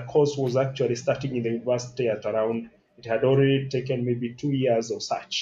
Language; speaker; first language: English; non-native, local second language; Kikuyu